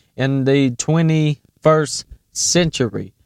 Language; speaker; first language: English; native; English